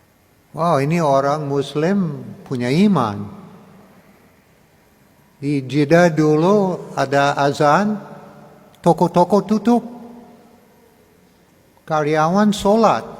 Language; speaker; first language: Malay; non-native, learner; English